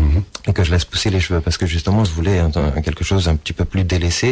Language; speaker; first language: French; early bilingual, other home language; Portuguese